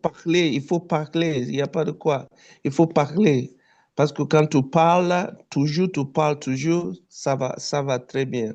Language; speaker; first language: French; non-native, fluent; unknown